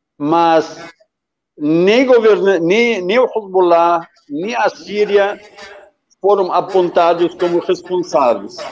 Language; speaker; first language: Portuguese; non-native, fluent; Arabic